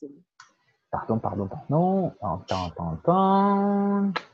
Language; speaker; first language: French; non-native, fluent; Portuguese